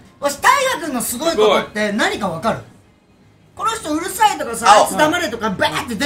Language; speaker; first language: Japanese; native; Japanese